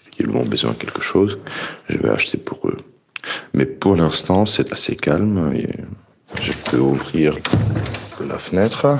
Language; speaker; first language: French; non-native, fluent; Ukrainian